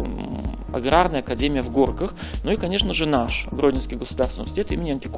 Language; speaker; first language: Russian; native; Russian